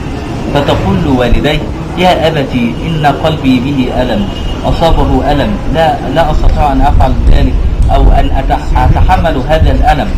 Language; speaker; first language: Arabic; native; Arabic